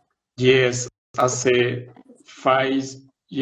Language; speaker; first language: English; non-native, learner; Spanish